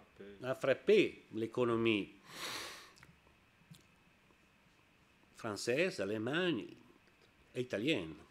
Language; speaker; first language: French; non-native, learner; Italian